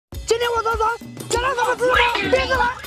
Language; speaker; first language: Chinese; native; Chinese